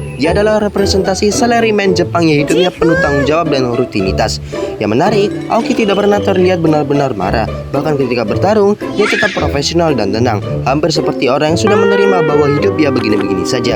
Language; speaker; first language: Indonesian; native; Indonesian